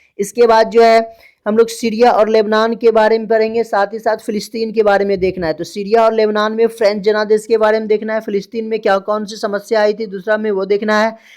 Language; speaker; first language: Hindi; native; Hindi